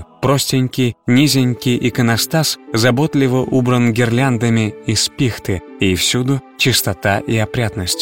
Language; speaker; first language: Russian; native; Russian